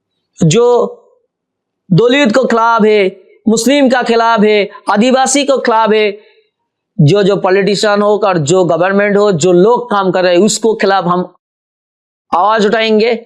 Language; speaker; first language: Hindi; non-native, local second language; Bangla